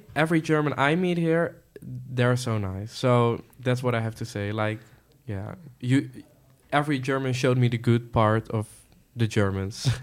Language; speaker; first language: English; non-native, fluent; Dutch